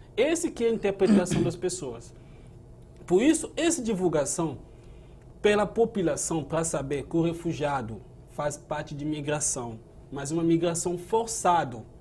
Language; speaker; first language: Portuguese; non-native, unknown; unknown